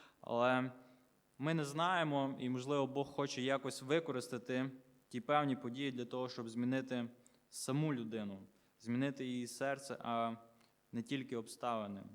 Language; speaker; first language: Ukrainian; native; Ukrainian